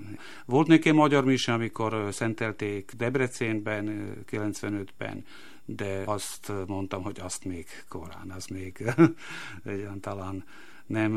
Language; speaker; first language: Hungarian; non-native, local second language; Slovak